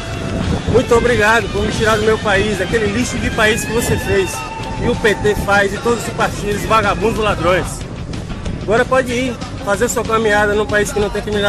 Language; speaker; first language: Portuguese; native; Portuguese